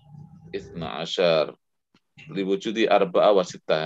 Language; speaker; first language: Arabic; non-native, fluent; Indonesian